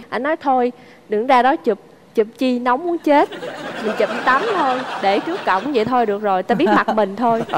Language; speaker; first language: Vietnamese; native; Vietnamese